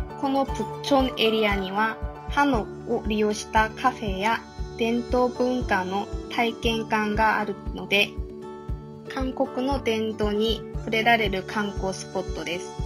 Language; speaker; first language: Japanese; non-native, fluent; Korean